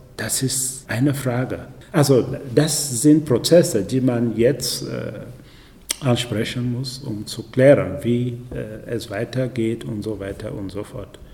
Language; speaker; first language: German; non-native, fluent; French